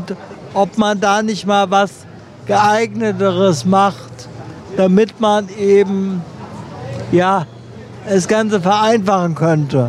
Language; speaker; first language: German; native; German